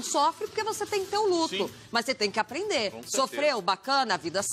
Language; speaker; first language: Portuguese; native; Portuguese